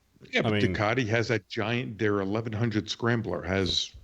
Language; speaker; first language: English; native; English